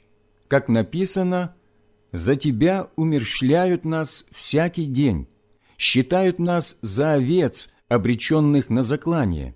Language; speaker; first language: Russian; native; Russian